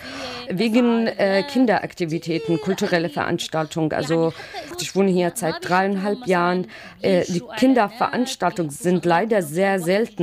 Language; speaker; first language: German; non-native, learner; Arabic